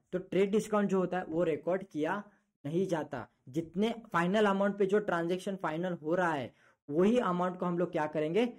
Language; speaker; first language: Hindi; non-native, local second language; Marathi